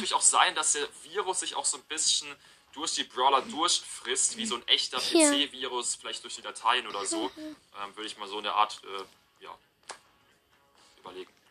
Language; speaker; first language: German; native; German